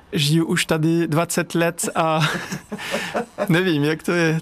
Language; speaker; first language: Czech; non-native, fluent; French